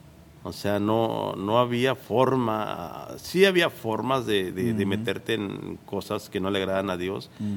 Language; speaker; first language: Spanish; native; Spanish